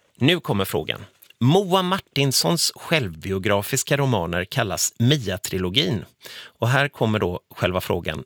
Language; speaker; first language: Swedish; native; Swedish